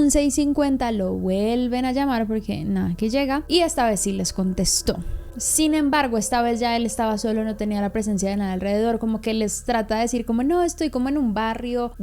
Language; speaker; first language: Spanish; native; Spanish